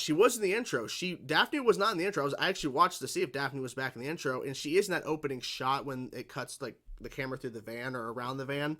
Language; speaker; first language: English; native; English